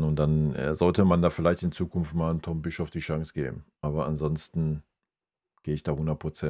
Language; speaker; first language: German; native; German